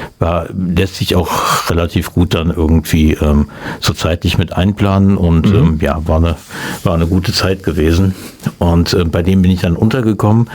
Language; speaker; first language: German; native; German